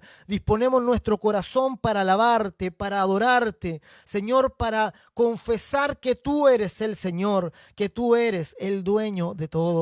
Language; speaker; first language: Spanish; native; Spanish